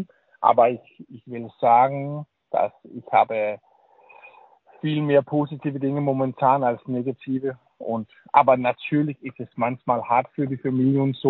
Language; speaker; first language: German; non-native, learner; Danish